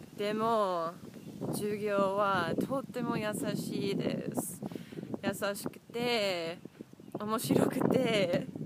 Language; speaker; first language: Japanese; non-native, learner; English